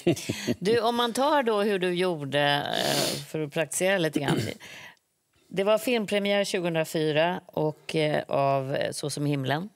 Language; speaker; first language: Swedish; native; Swedish